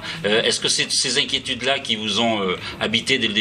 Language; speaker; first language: French; native; French